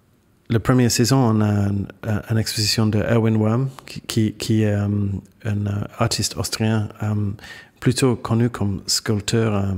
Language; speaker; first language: French; non-native, fluent; English